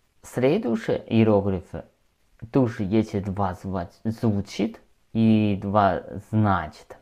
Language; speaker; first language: Russian; non-native, learner; Chinese